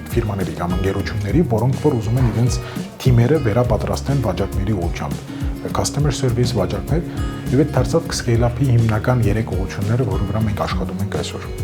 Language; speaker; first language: Armenian; early bilingual, heritage; Armenian